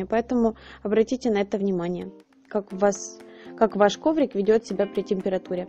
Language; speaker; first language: Russian; native; Russian